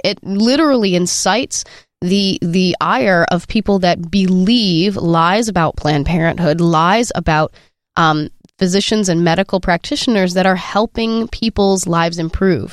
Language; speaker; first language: English; native; English